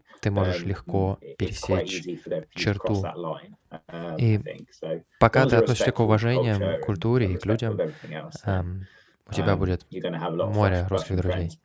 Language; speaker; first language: Russian; non-native, fluent; English